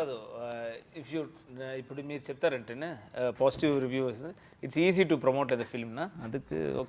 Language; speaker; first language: Telugu; non-native, learner; Tamil